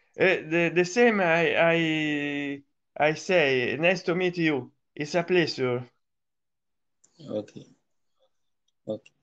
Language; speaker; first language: English; non-native, learner; Italian